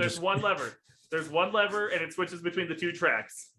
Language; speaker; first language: English; native; English